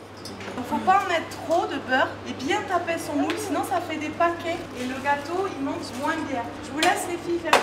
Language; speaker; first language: French; native; French